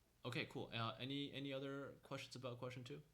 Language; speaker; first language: English; native; English